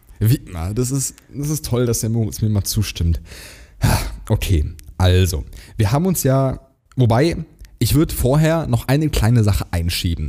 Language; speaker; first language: German; native; German